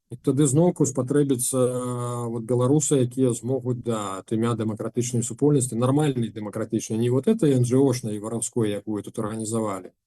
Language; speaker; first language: Belarusian; non-native, local second language; Russian